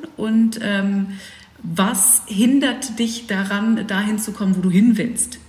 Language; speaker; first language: German; early bilingual, other home language; Dutch